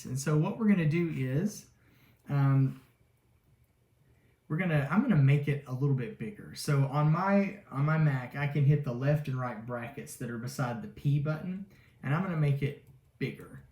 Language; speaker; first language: English; native; English